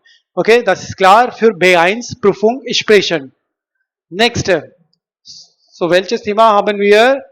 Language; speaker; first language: German; non-native, learner; Hindi